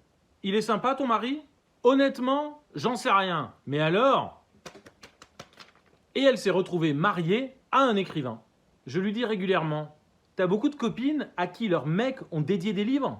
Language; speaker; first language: French; native; French